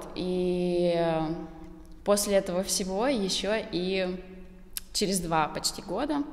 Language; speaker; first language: Russian; native; Russian